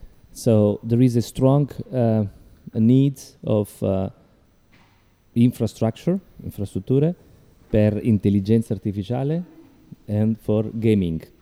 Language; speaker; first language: English; non-native, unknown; Italian